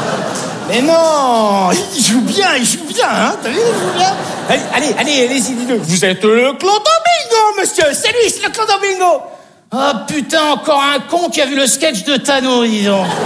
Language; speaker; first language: French; native; French